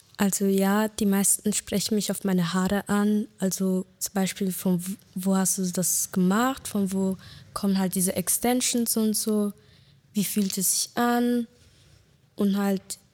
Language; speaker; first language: German; early bilingual, other home language; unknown